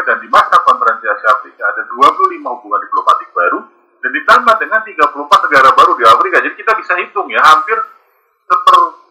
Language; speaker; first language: Indonesian; native; Indonesian